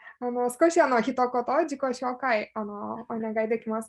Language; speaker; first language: Japanese; non-native, fluent; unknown